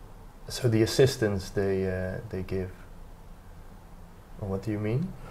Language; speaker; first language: English; non-native, fluent; Dutch